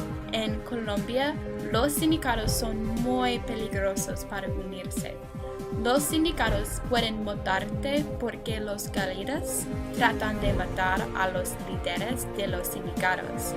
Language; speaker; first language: Spanish; non-native, learner; English